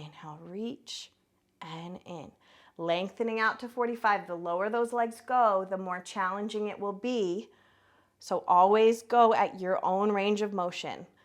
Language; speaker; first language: English; native; English